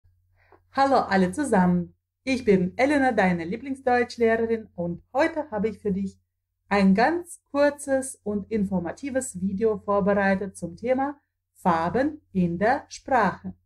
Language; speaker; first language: German; non-native, fluent; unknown